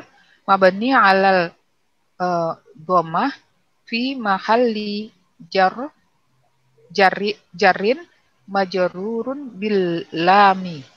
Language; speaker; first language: Arabic; non-native, learner; Indonesian